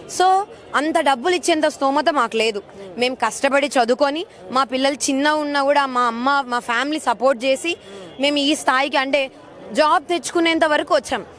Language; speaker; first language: Telugu; native; Telugu